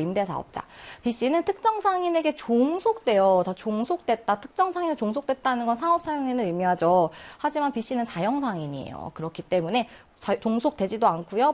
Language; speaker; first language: Korean; native; Korean